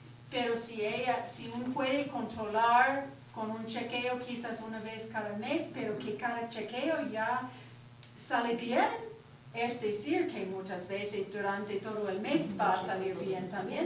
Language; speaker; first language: Spanish; non-native, fluent; English